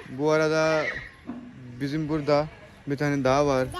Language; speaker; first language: Turkish; non-native, learner; Punjabi